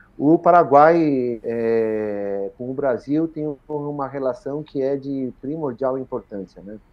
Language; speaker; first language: Portuguese; early bilingual, other home language; Spanish